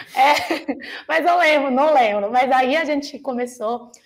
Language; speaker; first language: Portuguese; non-native, fluent; Chinese